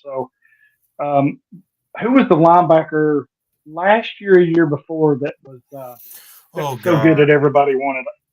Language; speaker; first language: English; native; English